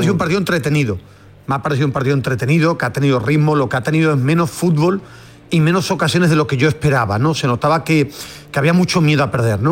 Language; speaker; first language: Spanish; native; Spanish